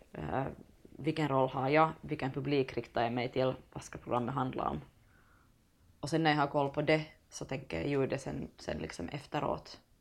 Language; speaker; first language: Swedish; native; Swedish